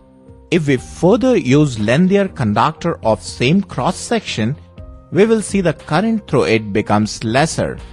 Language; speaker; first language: English; non-native, local second language; Telugu